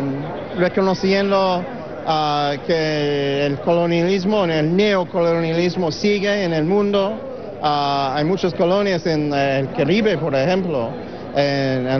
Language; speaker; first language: Spanish; non-native, fluent; English